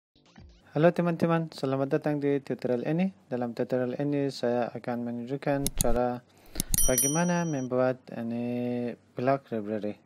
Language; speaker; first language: Indonesian; non-native, learner; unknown